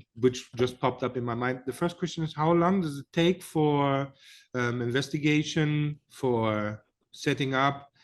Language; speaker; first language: English; non-native, fluent; German